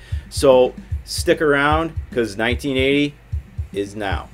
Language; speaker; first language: English; native; English